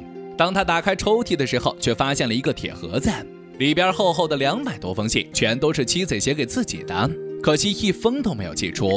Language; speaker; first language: Chinese; native; Chinese